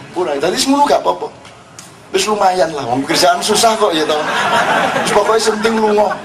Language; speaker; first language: Indonesian; non-native, local second language; Javanese